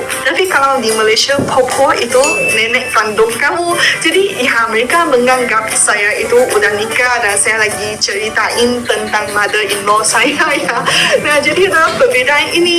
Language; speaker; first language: Indonesian; non-native, fluent; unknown